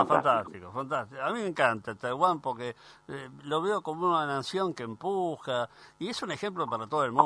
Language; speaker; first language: Spanish; native; Spanish